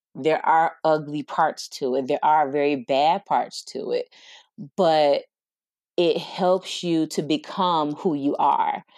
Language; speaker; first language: English; native; English